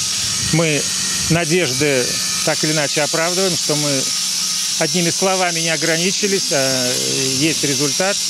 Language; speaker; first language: Russian; native; Russian